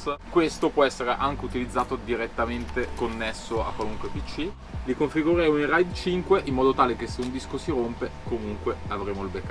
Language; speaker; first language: Italian; native; Italian